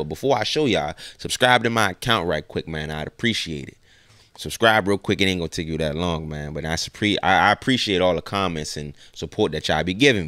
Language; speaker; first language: English; native; English